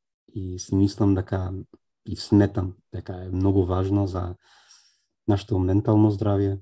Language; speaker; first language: Macedonian; non-native, fluent; English